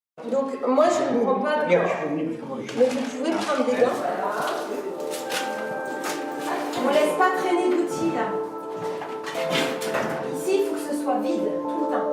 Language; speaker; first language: French; native; French